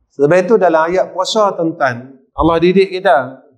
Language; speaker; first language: Malay; native; Malay